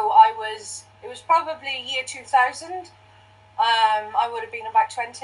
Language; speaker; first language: English; native; English